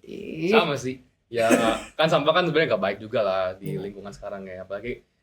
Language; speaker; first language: Indonesian; native; Indonesian